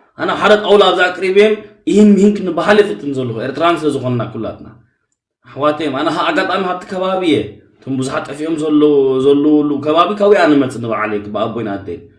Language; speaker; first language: Tigrinya; early bilingual, heritage; Tigrinya